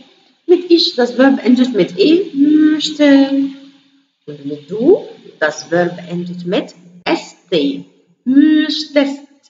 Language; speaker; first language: German; non-native, learner; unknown